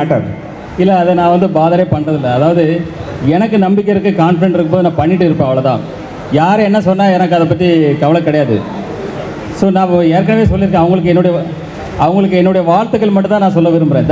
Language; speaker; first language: Tamil; native; Tamil